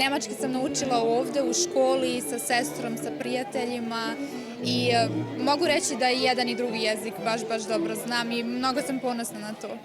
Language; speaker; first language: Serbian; early bilingual, heritage; German